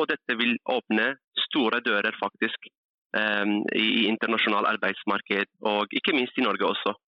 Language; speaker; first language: Norwegian; early bilingual, other home language; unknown